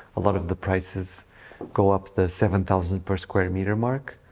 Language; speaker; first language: English; non-native, fluent; Portuguese